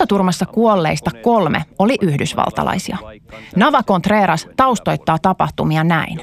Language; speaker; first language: Finnish; native; Finnish